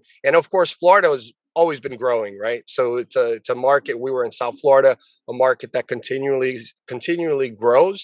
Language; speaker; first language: English; early bilingual, other home language; Portuguese